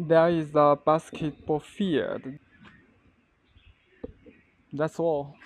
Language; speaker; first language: English; non-native, fluent; Chinese